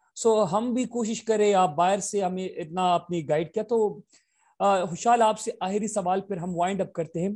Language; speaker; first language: Urdu; non-native, local second language; Pashto